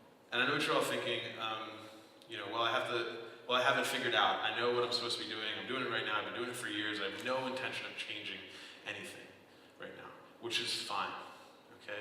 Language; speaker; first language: English; native; English